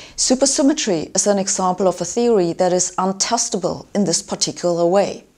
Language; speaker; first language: English; non-native, fluent; German